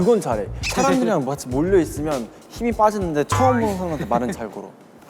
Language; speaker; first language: Korean; native; Korean